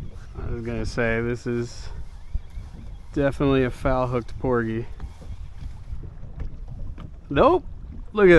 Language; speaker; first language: English; native; English